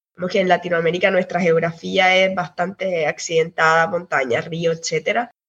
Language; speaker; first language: Spanish; native; Spanish